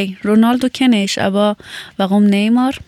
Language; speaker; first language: German; non-native, fluent; Persian